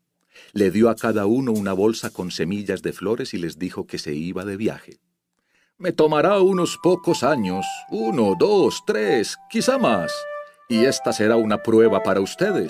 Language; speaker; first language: Spanish; native; Spanish